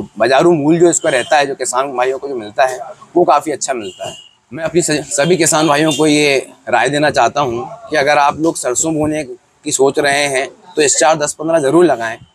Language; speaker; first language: Hindi; native; Hindi